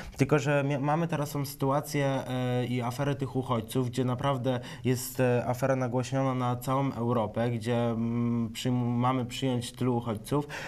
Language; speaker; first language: Polish; native; Polish